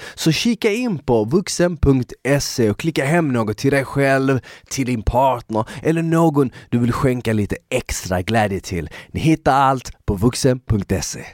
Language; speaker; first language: Swedish; early bilingual, other home language; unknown